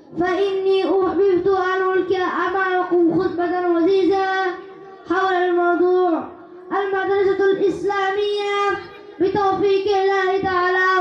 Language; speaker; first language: Arabic; non-native, learner; Bangla